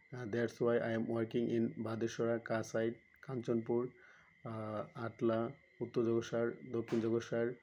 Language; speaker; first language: English; non-native, learner; Bangla